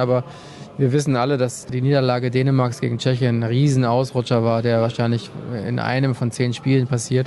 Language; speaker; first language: German; native; German